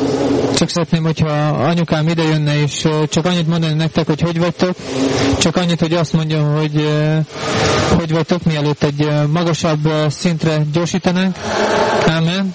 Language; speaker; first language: Hungarian; native; Hungarian